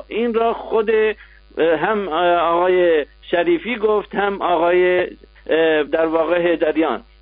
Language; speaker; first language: Persian; non-native, local second language; Arabic